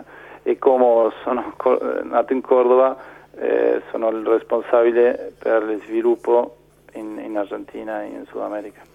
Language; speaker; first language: Italian; non-native, fluent; Spanish